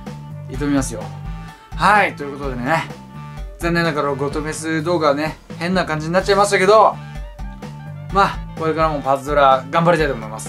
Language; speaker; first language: Japanese; native; Japanese